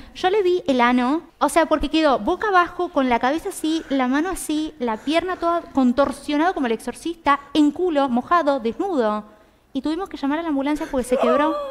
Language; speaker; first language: Spanish; native; Spanish